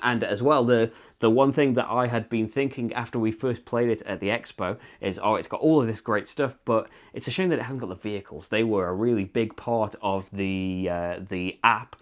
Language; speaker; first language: English; native; English